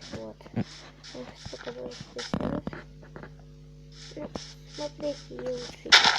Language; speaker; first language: Russian; native; Russian